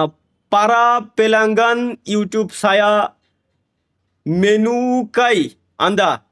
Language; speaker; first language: Indonesian; non-native, learner; Bangla